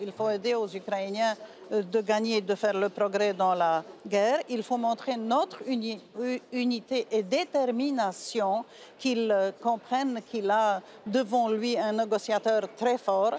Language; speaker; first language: French; non-native, fluent; Polish